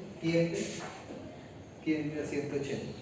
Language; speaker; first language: Spanish; native; Spanish